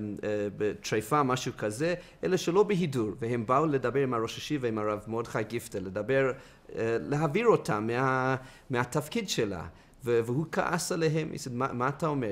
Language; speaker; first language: Hebrew; non-native, fluent; English